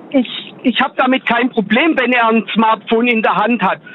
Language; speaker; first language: German; native; German